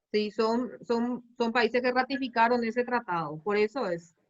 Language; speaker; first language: Spanish; native; Spanish